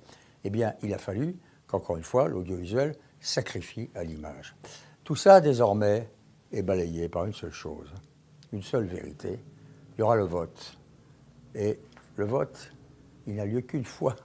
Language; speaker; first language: French; native; French